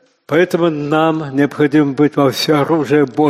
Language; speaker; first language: Russian; native; Russian